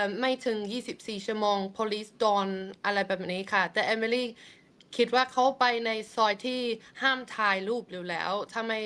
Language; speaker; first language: Thai; non-native, fluent; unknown